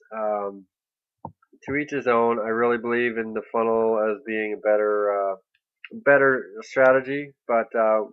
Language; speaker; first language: English; native; English